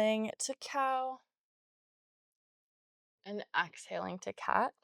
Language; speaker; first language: English; native; English